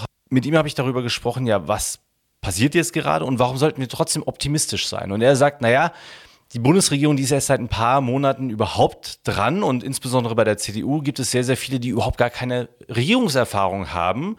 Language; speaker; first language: German; native; German